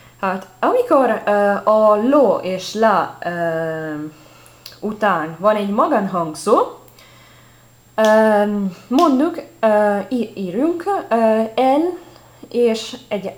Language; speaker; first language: Hungarian; non-native, learner; Italian